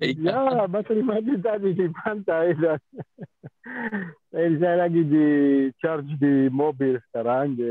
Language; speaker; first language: Indonesian; non-native, fluent; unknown